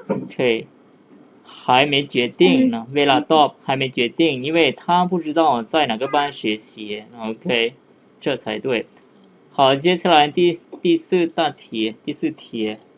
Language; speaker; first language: Chinese; non-native, fluent; Lao